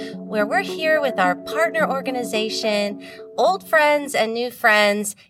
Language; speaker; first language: English; native; English